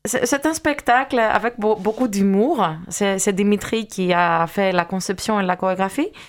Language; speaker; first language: French; non-native, fluent; Greek